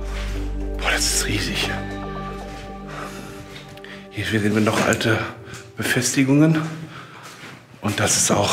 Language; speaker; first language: German; native; German